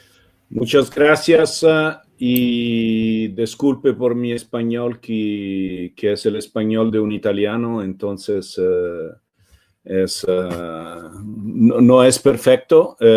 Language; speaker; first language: Spanish; non-native, fluent; Italian